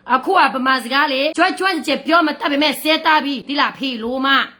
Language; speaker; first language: Burmese; non-native, local second language; S'gaw Karen